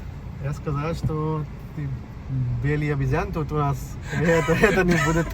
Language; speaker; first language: Russian; non-native, learner; Hindi